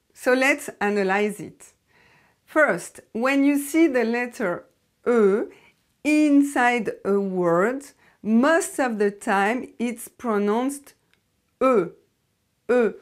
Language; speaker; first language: English; non-native, fluent; French